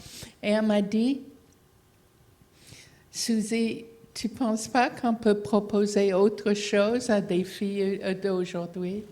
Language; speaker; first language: French; non-native, fluent; English